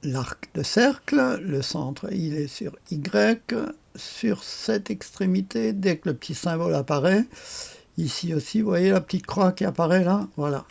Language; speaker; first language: French; native; French